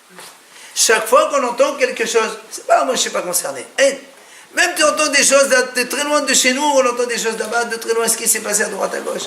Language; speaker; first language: French; native; French